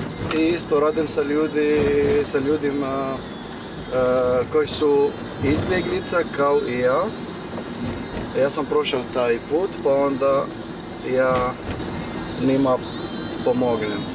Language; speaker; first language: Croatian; non-native, learner; Arabic